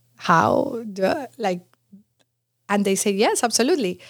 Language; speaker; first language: English; non-native, fluent; Spanish